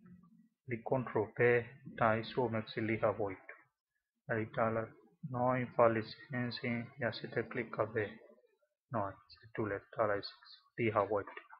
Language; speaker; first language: Finnish; non-native, learner; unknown